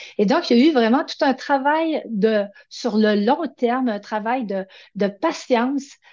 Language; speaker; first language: French; native; French